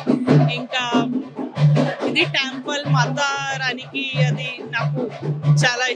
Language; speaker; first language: Telugu; non-native, learner; Hindi